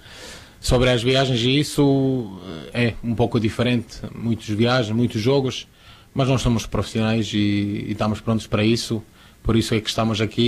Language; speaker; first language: Portuguese; non-native, fluent; Croatian